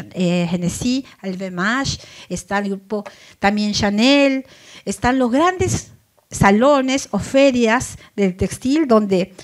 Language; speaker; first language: Spanish; native; Spanish